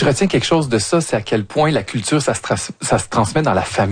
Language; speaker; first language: French; native; French